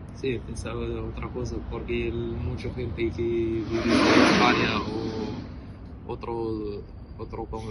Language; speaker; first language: Spanish; non-native, learner; Arabic